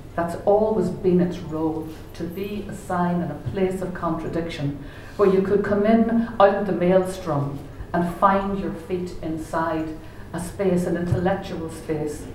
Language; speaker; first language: English; native; English